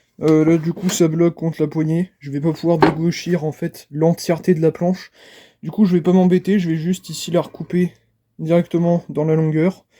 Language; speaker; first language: French; native; French